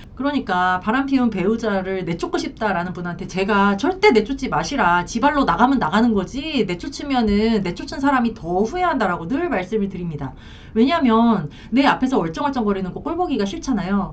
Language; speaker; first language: Korean; native; Korean